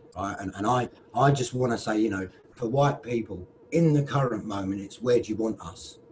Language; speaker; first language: English; native; English